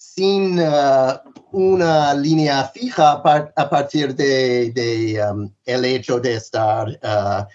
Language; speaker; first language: Spanish; non-native, fluent; English